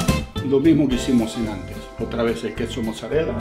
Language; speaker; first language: Spanish; native; Spanish